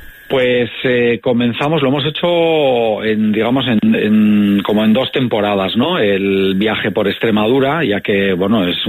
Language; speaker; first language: Spanish; native; Spanish